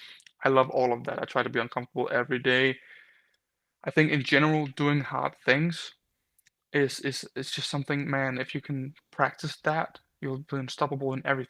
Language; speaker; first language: English; non-native, fluent; Danish